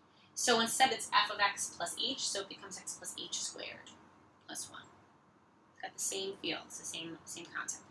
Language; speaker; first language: English; native; English